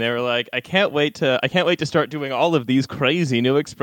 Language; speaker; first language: English; native; English